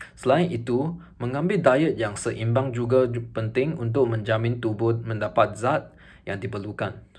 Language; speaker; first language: Malay; non-native, local second language; Chinese